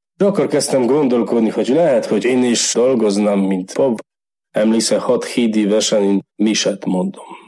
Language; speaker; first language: Hungarian; non-native, learner; Polish